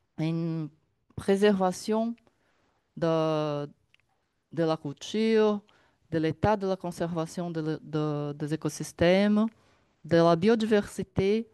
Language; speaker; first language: French; non-native, learner; Portuguese